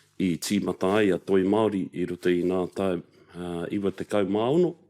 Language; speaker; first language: Māori; native; Māori